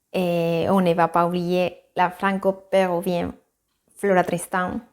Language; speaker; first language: French; non-native, fluent; Spanish